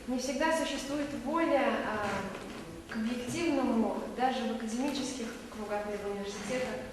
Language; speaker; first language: Russian; native; Russian